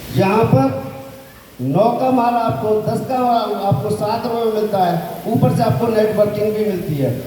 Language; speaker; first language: Hindi; native; Hindi